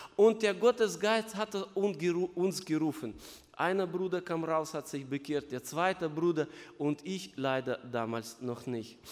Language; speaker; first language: German; non-native, fluent; Russian